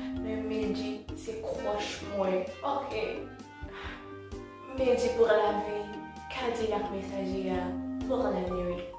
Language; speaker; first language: French; non-native, local second language; Haitian Creole